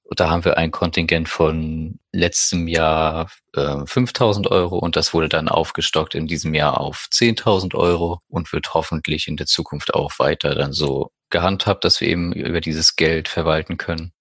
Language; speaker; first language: German; native; German